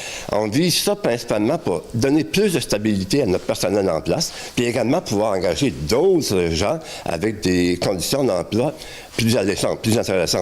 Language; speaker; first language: French; native; French